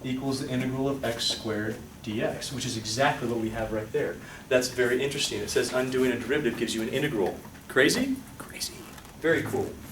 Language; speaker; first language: English; native; English